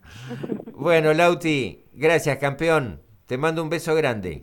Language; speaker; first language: Spanish; native; Spanish